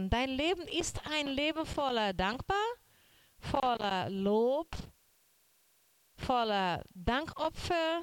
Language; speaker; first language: German; non-native, learner; Portuguese